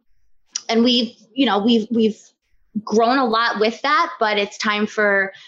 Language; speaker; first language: English; native; English